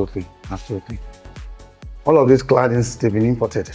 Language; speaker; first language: English; non-native, local second language; Igbo